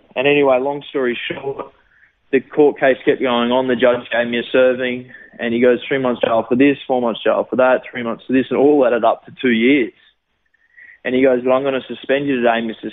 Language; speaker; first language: English; native; English